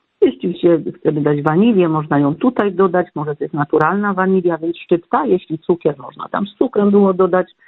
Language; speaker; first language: Polish; native; Polish